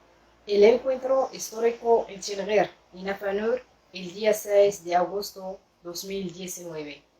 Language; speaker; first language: Spanish; non-native, learner; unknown